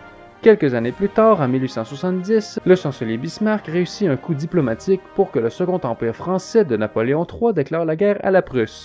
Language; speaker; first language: French; native; French